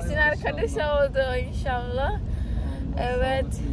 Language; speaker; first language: Turkish; non-native, learner; Indonesian